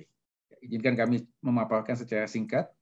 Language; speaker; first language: Indonesian; native; Indonesian